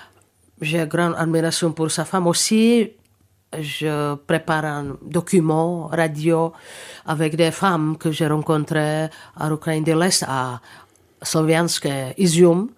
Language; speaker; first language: French; non-native, fluent; Czech